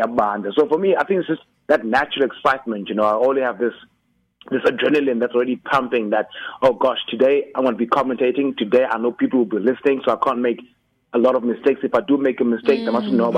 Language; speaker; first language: English; non-native, local second language; Xhosa